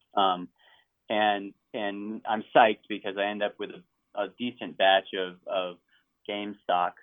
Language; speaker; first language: English; native; English